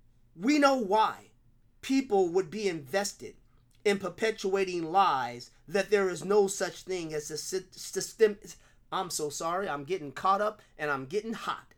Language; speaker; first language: English; native; English